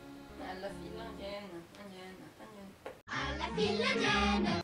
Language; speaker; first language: French; native; French